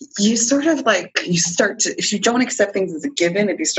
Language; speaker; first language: English; native; English